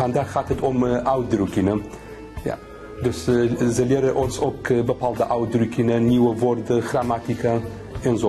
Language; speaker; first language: Dutch; non-native, fluent; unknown